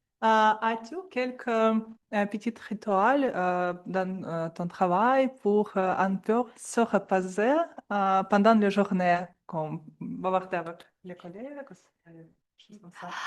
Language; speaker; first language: French; non-native, learner; Russian